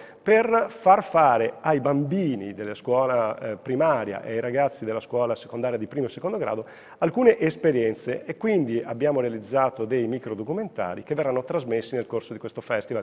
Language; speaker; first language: Italian; native; Italian